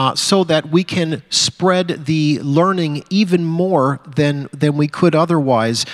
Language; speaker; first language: English; native; English